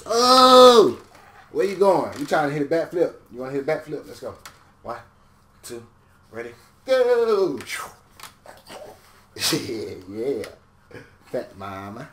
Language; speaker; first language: English; native; English